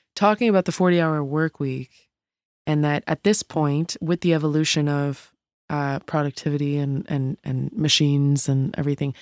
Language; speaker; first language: English; native; English